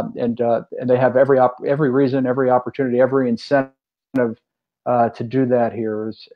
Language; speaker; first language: English; native; English